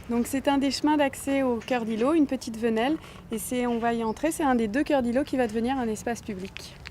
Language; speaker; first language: French; native; French